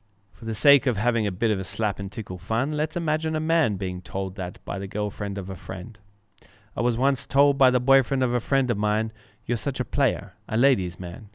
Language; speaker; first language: English; native; English